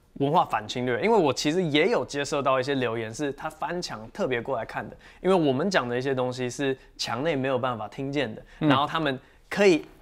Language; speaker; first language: Chinese; native; Chinese